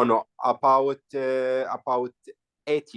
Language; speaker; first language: English; non-native, learner; Arabic